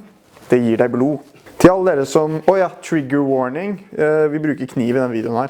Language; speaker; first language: Norwegian; native; Norwegian